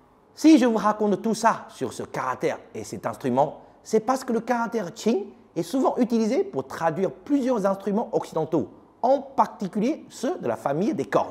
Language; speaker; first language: French; native; French